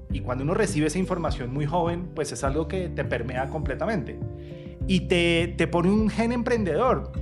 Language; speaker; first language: Spanish; native; Spanish